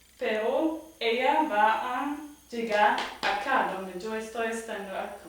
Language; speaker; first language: Spanish; non-native, fluent; German